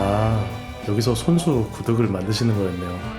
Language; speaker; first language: Korean; native; Korean